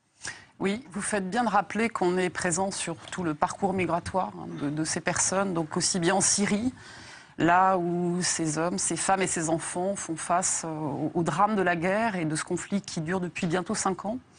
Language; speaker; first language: French; native; French